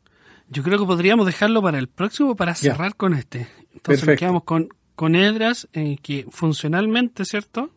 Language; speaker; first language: Spanish; native; Spanish